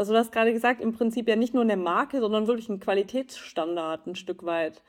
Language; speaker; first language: German; native; German